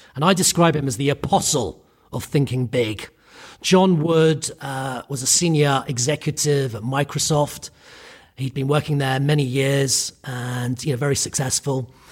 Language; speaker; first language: English; native; English